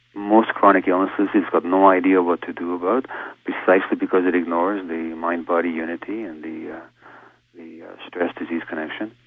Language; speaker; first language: English; early bilingual, other home language; Hungarian